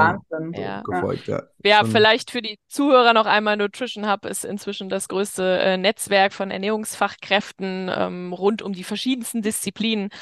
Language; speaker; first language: German; native; German